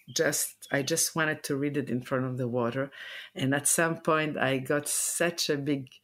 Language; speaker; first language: English; non-native, fluent; Italian